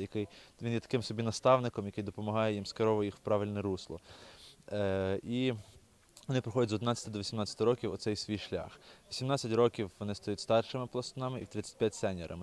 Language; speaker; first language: Ukrainian; native; Ukrainian